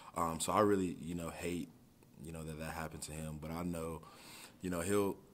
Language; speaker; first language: English; native; English